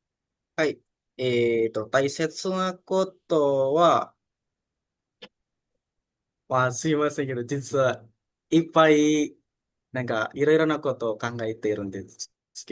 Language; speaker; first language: Japanese; non-native, learner; Indonesian